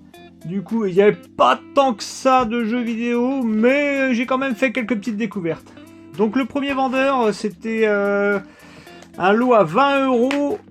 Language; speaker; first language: French; native; French